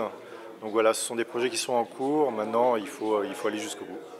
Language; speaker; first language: French; native; French